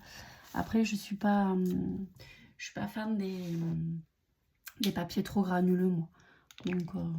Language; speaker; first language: French; native; French